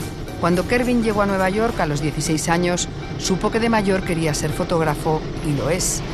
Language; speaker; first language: Spanish; native; Spanish